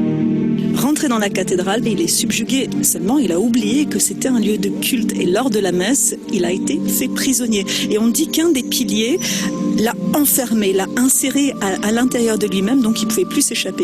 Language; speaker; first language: French; native; French